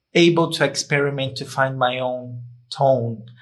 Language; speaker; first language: English; non-native, fluent; Portuguese